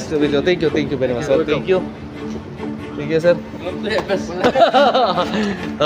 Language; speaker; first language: English; non-native, learner; Filipino